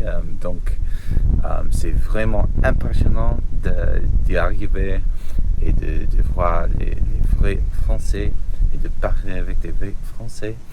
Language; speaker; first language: French; non-native, learner; English